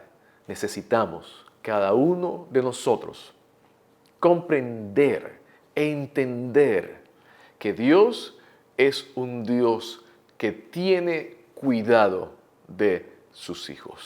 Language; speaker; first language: Spanish; native; Spanish